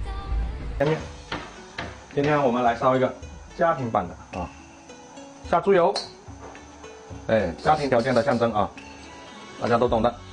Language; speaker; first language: Chinese; native; Chinese